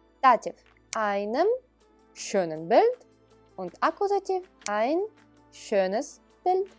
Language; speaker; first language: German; non-native, fluent; Ukrainian